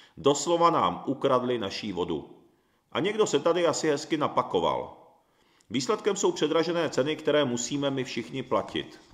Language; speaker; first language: Czech; early bilingual, other home language; Japanese